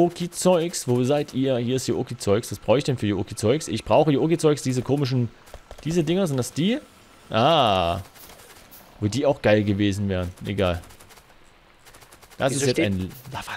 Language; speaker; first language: German; native; German